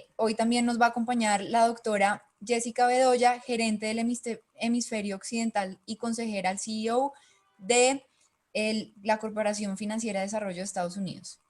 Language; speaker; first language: Spanish; native; Spanish